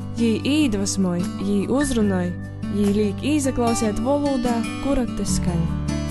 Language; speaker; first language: Latvian; native; Latvian